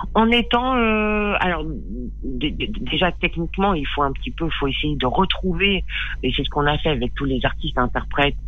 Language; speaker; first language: French; native; French